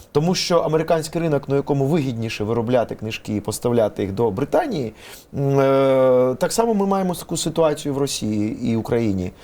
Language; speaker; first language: Ukrainian; non-native, local second language; Russian